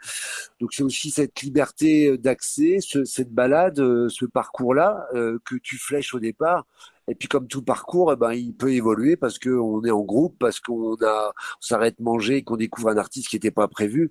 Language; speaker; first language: French; native; French